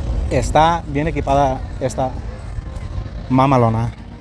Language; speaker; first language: Spanish; early bilingual, heritage; Spanish